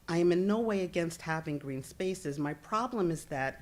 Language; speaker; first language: English; native; English